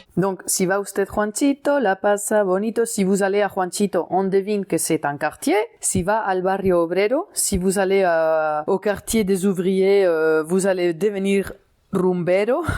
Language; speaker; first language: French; non-native, fluent; Spanish